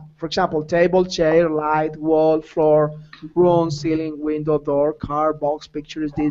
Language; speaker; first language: English; non-native, fluent; Spanish